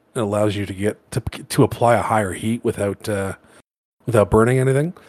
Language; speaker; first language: English; native; English